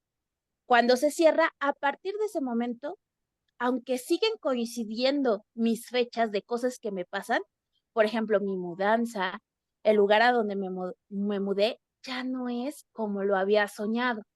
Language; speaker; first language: Spanish; native; Spanish